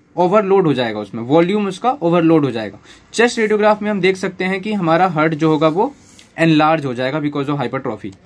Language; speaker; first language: Hindi; native; Hindi